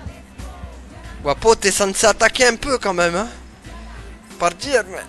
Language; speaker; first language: French; native; French